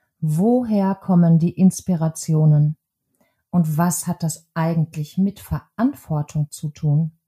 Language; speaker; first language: German; native; German